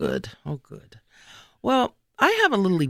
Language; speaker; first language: English; native; English